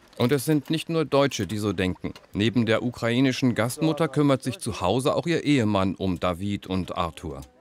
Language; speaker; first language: German; native; German